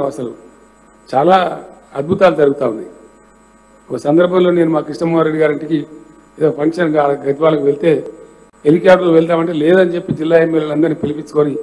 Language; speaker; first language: Telugu; native; Telugu